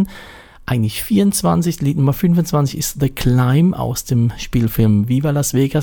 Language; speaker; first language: German; native; German